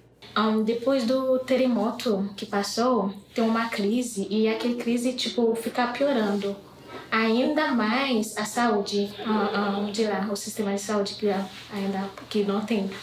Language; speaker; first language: Portuguese; non-native, fluent; Haitian Creole